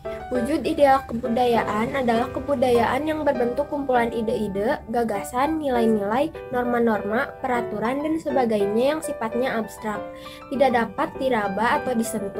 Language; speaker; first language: Indonesian; native; Indonesian